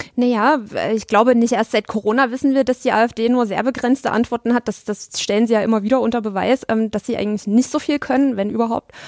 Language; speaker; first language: German; native; German